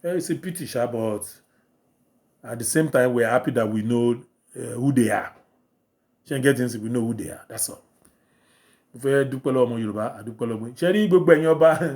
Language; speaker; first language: English; non-native, local second language; Yoruba